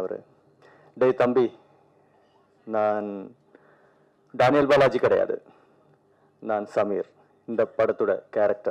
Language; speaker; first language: Tamil; non-native, learner; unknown